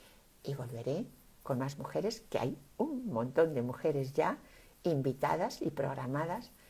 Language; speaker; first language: Spanish; native; Spanish